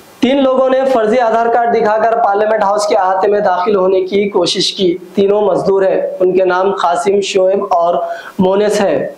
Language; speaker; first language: Urdu; native; Urdu